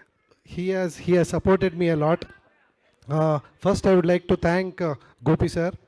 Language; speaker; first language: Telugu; non-native, learner; Kannada